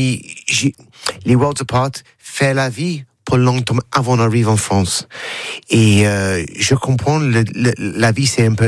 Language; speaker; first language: French; non-native, learner; English